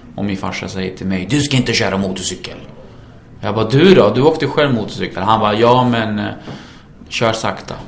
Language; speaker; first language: Swedish; early bilingual, other home language; Kurdish